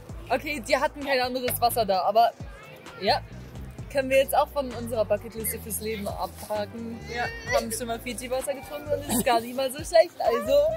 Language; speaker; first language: German; native; German